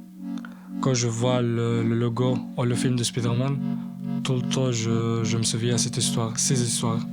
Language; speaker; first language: French; non-native, learner; Arabic